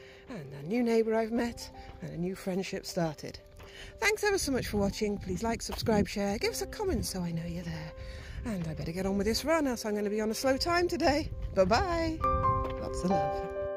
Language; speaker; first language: English; native; English